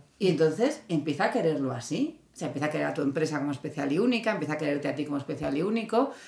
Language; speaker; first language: Spanish; native; Spanish